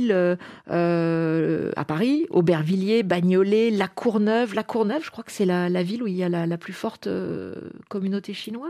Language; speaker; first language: French; native; French